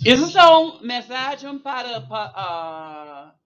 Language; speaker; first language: Portuguese; non-native, learner; English